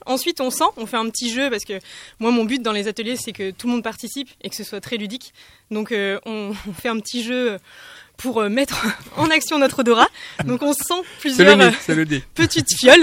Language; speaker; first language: French; native; French